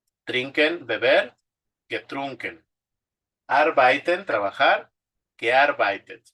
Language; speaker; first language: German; non-native, fluent; Spanish